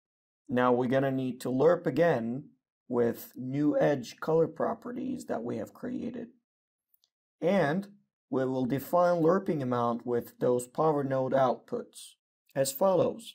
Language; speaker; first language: English; non-native, fluent; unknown